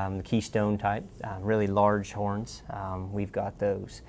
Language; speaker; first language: English; native; English